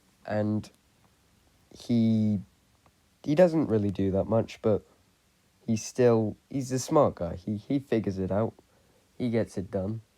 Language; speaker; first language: English; native; English